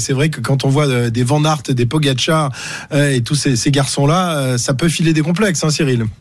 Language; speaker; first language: French; native; French